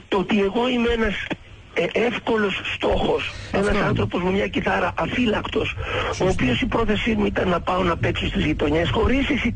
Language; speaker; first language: Greek; native; Greek